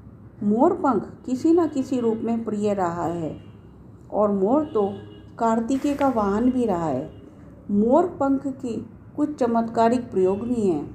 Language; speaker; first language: Hindi; native; Hindi